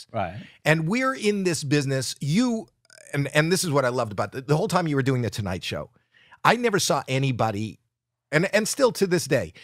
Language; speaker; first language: English; native; English